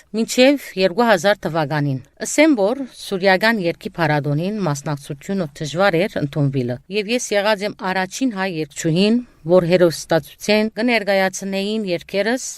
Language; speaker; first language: Armenian; early bilingual, heritage; Armenian